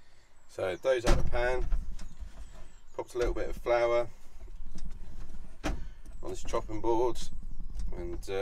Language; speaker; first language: English; native; English